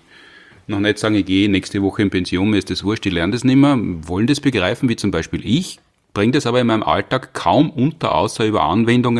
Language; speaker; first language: German; native; German